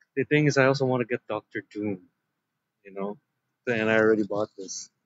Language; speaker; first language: English; native; English